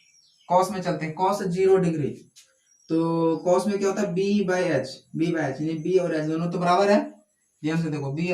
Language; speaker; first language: Hindi; native; Hindi